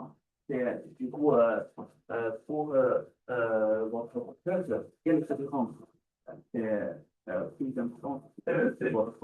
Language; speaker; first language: French; non-native, learner; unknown